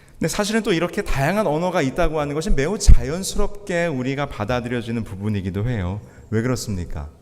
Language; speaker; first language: Korean; native; Korean